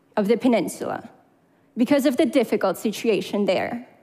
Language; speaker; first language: English; non-native, fluent; Russian